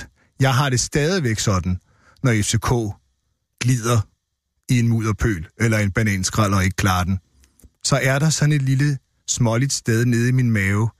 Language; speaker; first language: Danish; native; Danish